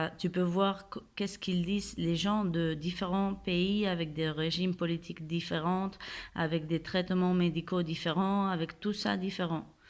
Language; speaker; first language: French; non-native, fluent; Spanish